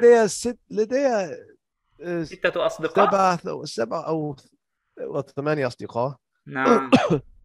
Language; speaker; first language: Arabic; non-native, learner; English